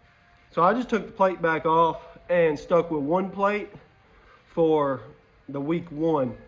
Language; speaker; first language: English; native; English